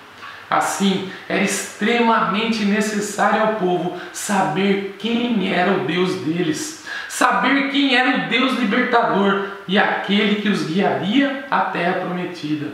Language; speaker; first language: Portuguese; native; Portuguese